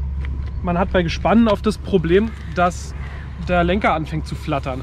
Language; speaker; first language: German; native; German